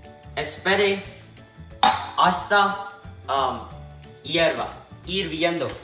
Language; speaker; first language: Spanish; non-native, learner; English